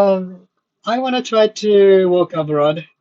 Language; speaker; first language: English; non-native, learner; Japanese